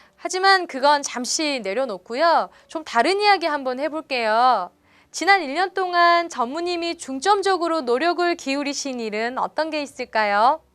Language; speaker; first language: Korean; native; Korean